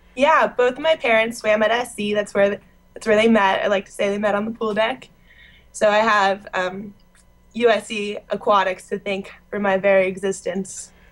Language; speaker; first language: English; native; English